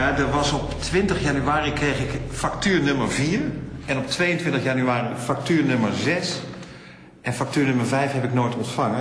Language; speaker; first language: Dutch; native; Dutch